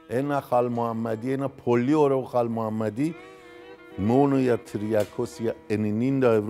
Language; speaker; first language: Greek; non-native, fluent; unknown